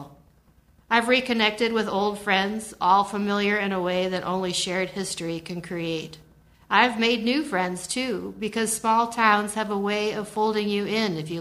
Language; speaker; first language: English; native; English